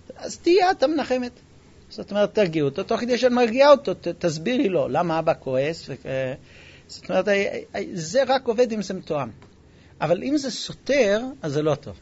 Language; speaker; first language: Hebrew; non-native, fluent; English